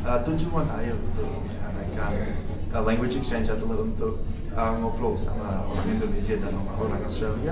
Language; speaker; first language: Indonesian; non-native, fluent; English